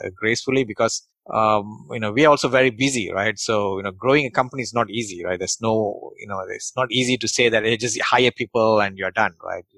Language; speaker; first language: English; non-native, local second language; Tamil